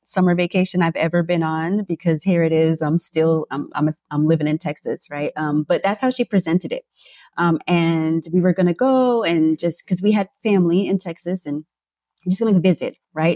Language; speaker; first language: English; native; English